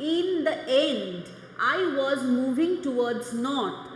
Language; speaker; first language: English; non-native, local second language; Bangla